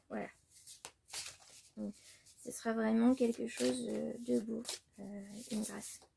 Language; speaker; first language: French; native; French